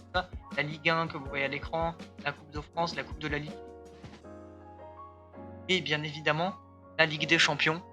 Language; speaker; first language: French; native; French